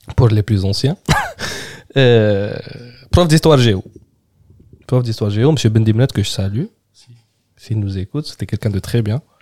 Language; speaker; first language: French; non-native, local second language; Arabic